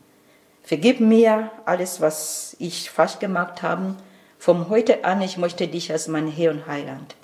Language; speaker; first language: German; non-native, learner; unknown